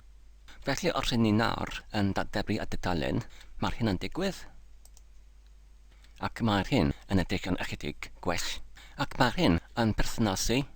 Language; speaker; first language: Welsh; non-native, learner; English